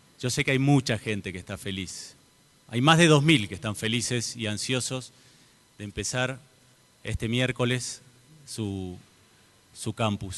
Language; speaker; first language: Spanish; native; Spanish